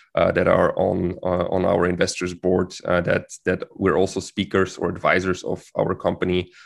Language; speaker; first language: English; non-native, fluent; German